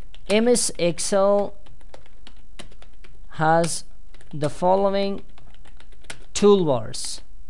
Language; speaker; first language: English; non-native, learner; Persian